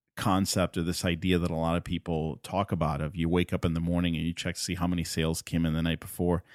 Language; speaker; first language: English; non-native, fluent; Spanish